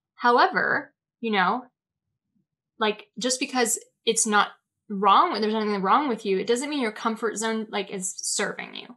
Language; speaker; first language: English; native; English